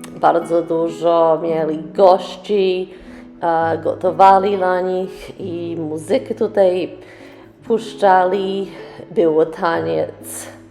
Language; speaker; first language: Polish; early bilingual, heritage; English